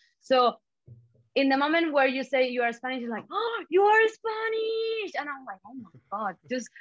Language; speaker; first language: English; non-native, fluent; Spanish